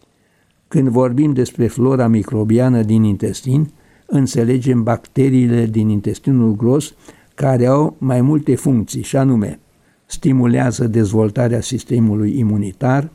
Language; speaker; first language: Romanian; native; Romanian